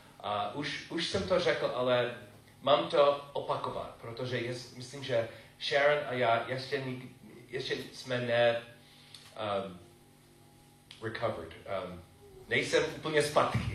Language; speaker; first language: Czech; non-native, fluent; English